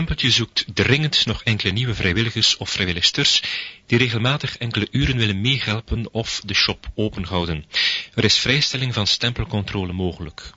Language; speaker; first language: Dutch; native; Dutch